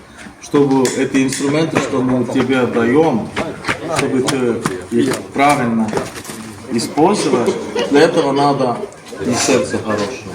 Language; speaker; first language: Russian; non-native, learner; Estonian